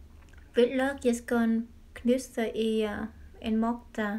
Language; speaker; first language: Norwegian; non-native, learner; Vietnamese